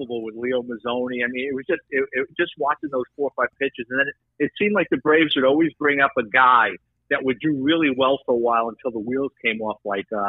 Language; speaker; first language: English; native; English